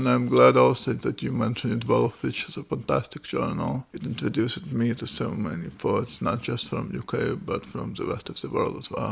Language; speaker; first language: English; non-native, fluent; Ukrainian